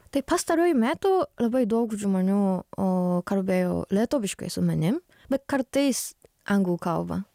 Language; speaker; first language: Lithuanian; non-native, learner; Japanese